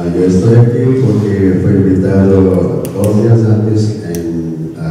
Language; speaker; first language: Spanish; non-native, learner; Korean